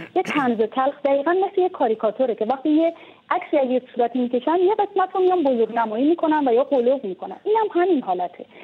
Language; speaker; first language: Persian; native; Persian